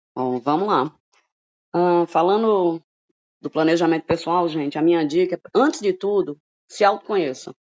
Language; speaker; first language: Portuguese; native; Portuguese